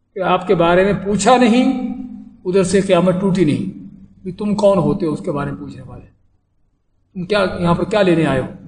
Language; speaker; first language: Urdu; native; Urdu